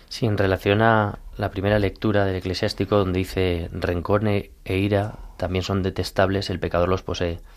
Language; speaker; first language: Spanish; native; Spanish